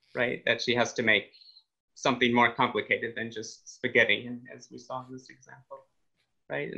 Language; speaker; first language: English; native; English